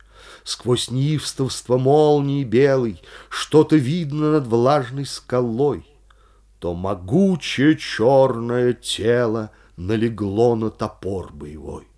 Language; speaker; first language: Russian; native; Russian